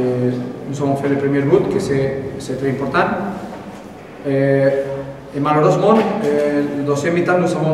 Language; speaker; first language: French; non-native, learner; Spanish